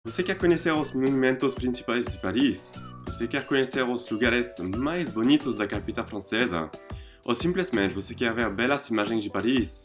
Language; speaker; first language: Portuguese; non-native, fluent; French